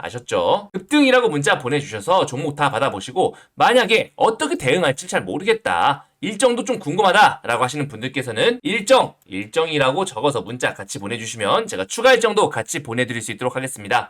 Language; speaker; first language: Korean; native; Korean